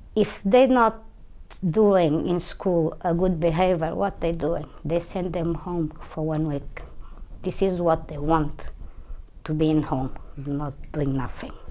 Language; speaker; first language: English; non-native, fluent; Portuguese